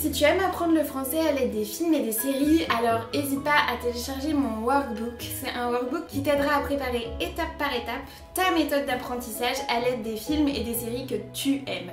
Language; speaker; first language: French; native; French